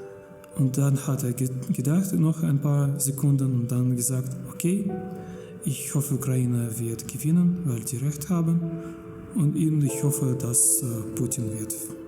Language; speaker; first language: German; non-native, fluent; Russian